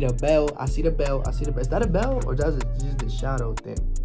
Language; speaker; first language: English; early bilingual, other home language; Spanish